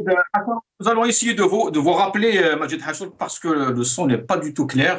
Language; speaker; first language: French; non-native, local second language; Arabic